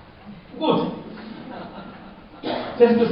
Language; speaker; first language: German; non-native, fluent; Russian